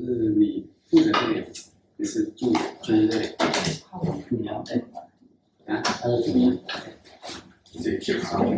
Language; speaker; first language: Chinese; native; Chinese